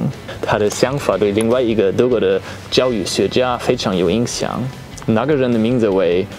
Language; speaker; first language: Chinese; non-native, fluent; German